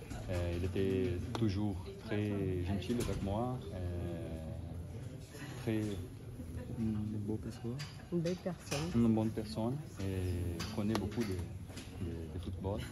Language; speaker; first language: French; non-native, learner; Portuguese